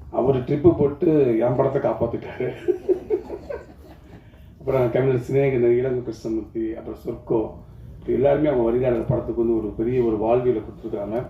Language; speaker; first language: Tamil; native; Tamil